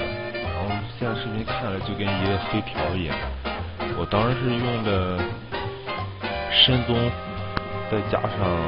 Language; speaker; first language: Chinese; native; Chinese